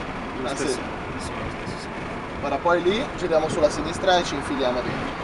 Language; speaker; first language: Italian; native; Italian